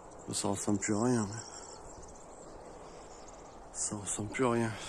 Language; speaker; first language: French; native; French